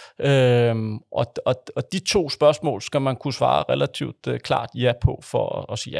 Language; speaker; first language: Danish; native; Danish